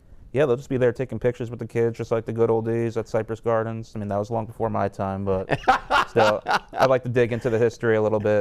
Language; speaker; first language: English; native; English